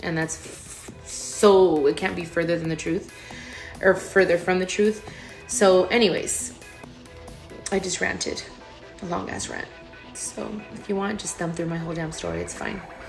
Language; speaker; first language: English; early bilingual, other home language; Spanish